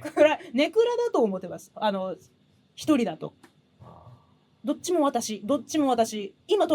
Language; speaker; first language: Japanese; native; Japanese